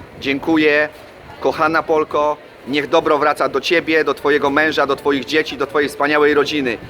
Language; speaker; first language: Polish; native; Polish